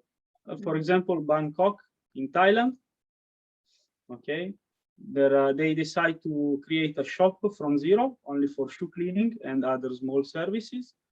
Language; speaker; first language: English; non-native, learner; Italian